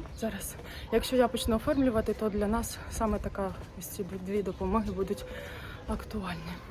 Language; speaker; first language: Ukrainian; non-native, local second language; Russian